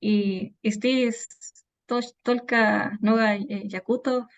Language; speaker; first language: Russian; non-native, learner; Spanish